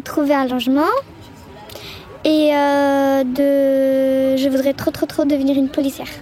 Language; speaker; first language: French; early bilingual, other home language; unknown